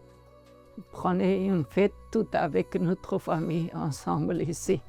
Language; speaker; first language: French; non-native, learner; Persian